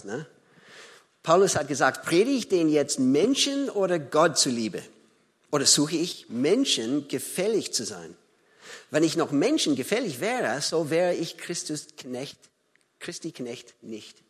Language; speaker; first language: German; non-native, fluent; English